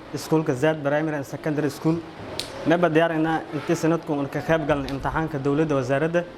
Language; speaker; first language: Somali; non-native, local second language; Maay